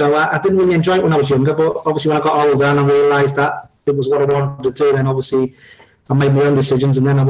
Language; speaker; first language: English; native; English